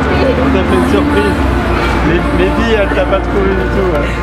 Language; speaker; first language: French; native; French